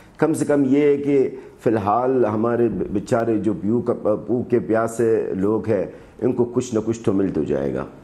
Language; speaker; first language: Urdu; non-native, fluent; Arabic